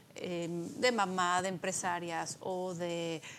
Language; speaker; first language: Spanish; early bilingual, other home language; Polish